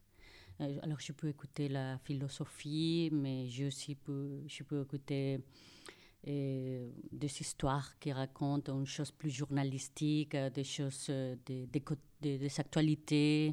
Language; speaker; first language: French; non-native, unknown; Spanish